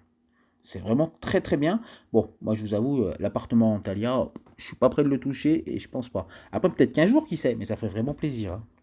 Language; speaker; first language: French; native; French